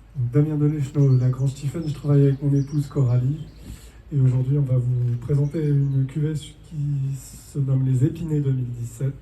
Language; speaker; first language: French; native; French